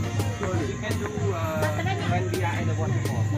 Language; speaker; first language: English; non-native, fluent; Khmer